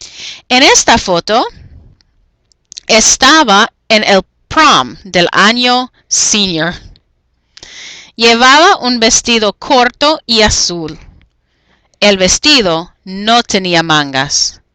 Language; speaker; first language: Spanish; non-native, fluent; English